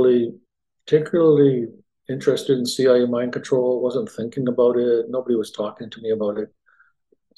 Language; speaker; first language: English; native; English